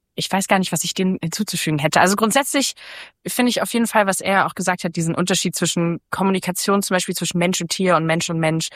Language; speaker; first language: German; native; German